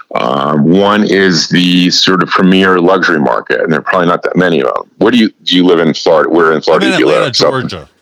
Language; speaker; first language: English; native; English